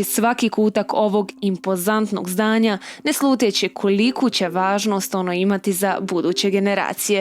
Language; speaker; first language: Bosnian; native; Bosnian